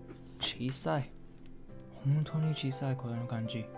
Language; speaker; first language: Japanese; non-native, learner; English